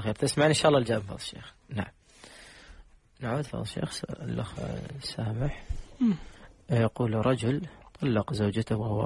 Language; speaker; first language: Arabic; native; Arabic